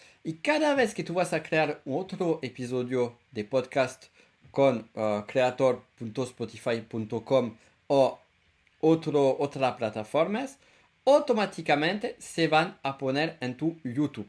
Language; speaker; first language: Spanish; non-native, fluent; French